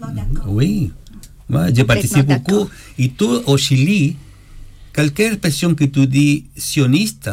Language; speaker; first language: French; non-native, learner; Spanish